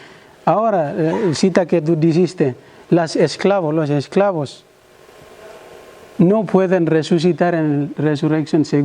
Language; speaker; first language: Spanish; non-native, learner; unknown